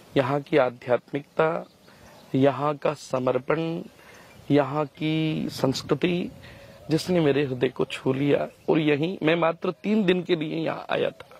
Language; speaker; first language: Hindi; native; Hindi